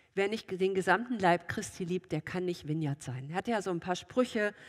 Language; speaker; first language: German; native; German